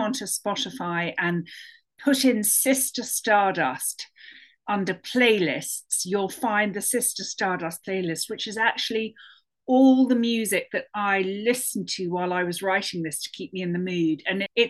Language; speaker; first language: English; native; English